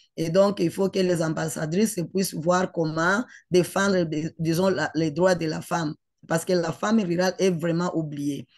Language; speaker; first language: French; non-native, local second language; Swahili